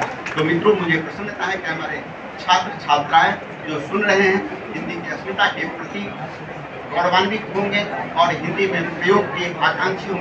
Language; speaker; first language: Hindi; native; Hindi